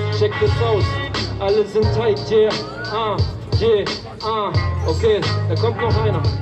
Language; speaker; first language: German; native; German